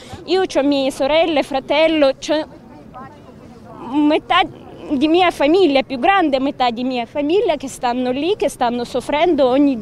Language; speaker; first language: Italian; non-native, learner; Ukrainian